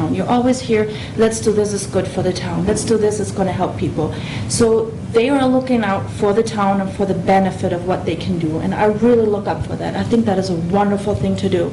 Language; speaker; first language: English; non-native, fluent; German